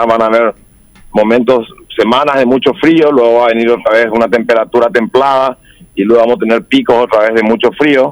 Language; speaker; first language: Spanish; native; Spanish